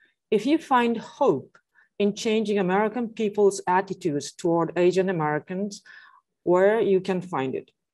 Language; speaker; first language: English; non-native, fluent; Japanese